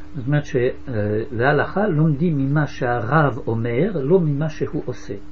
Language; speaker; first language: Hebrew; non-native, fluent; English